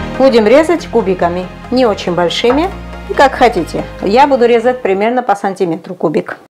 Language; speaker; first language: Russian; non-native, local second language; Georgian